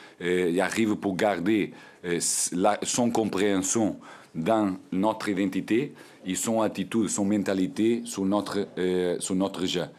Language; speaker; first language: French; non-native, learner; Portuguese